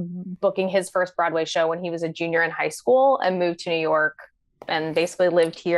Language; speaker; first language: English; native; English